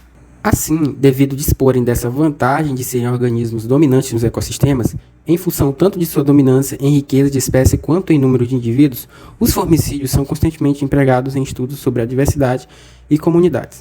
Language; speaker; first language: Portuguese; native; Portuguese